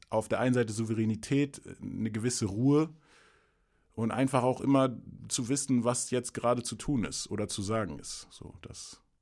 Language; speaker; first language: German; early bilingual, other home language; English